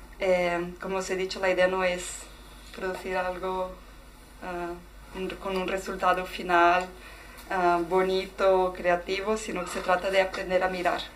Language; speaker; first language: Spanish; non-native, fluent; Portuguese